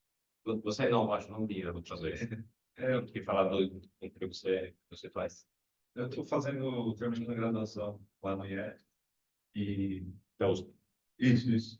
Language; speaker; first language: Portuguese; non-native, learner; Italian